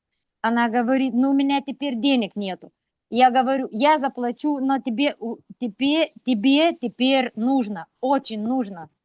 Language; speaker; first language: Russian; non-native, local second language; Lithuanian